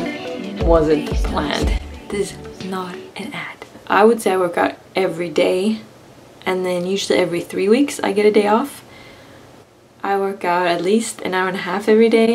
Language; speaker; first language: English; non-native, fluent; Swedish